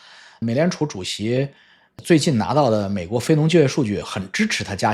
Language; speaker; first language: Chinese; native; Chinese